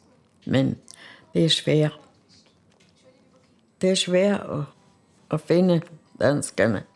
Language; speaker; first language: Danish; non-native, learner; Bosnian